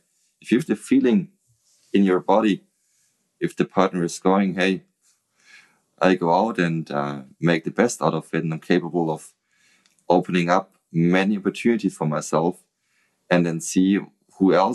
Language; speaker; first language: English; non-native, fluent; German